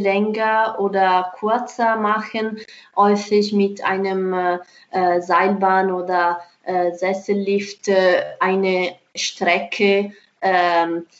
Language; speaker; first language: German; non-native, fluent; Italian